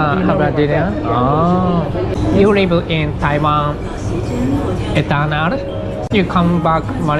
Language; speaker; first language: English; non-native, learner; Japanese